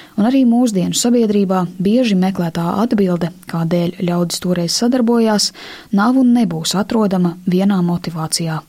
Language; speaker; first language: Latvian; native; Latvian